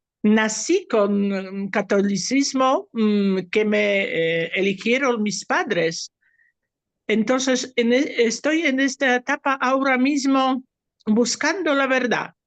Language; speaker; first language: Spanish; non-native, fluent; Polish